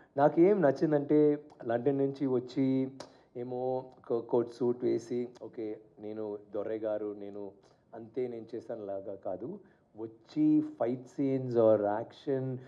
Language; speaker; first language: Telugu; non-native, learner; Tamil